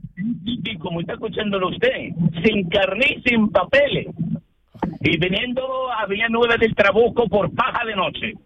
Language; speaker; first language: Spanish; early bilingual, other home language; Arabic